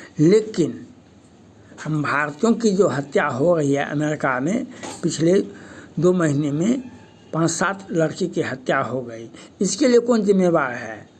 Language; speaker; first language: Hindi; native; Hindi